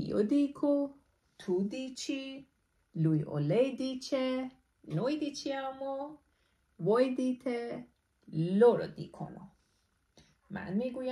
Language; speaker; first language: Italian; non-native, fluent; Persian